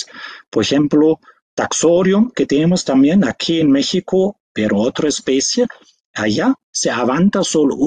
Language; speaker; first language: Spanish; non-native, fluent; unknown